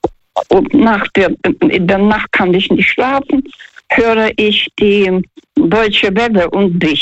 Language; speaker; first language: German; non-native, fluent; Russian